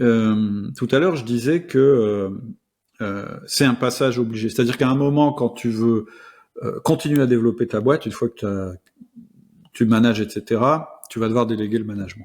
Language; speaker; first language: French; native; French